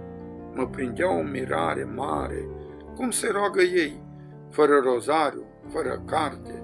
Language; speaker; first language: Romanian; native; Romanian